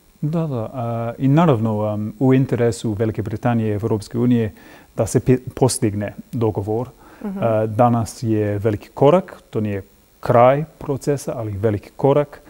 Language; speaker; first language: Croatian; non-native, fluent; English